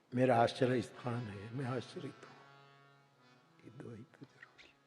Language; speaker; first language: Hindi; non-native, local second language; Gujarati